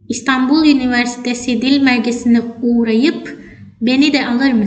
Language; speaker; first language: Turkish; non-native, fluent; Indonesian